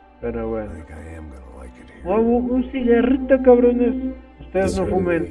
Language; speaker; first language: Spanish; native; Spanish